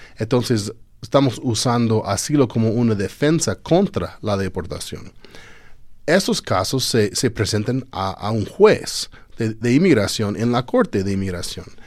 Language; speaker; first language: Spanish; non-native, fluent; English